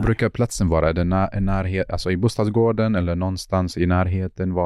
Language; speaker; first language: Swedish; non-native, fluent; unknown